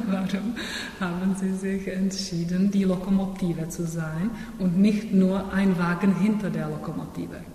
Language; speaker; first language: German; non-native, fluent; Czech